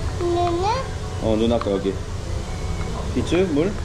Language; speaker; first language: Korean; native; Korean